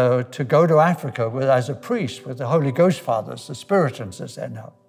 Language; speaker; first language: English; native; English